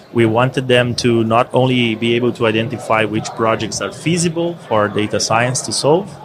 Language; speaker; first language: English; non-native, fluent; Portuguese